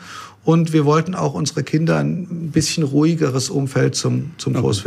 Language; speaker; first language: German; native; German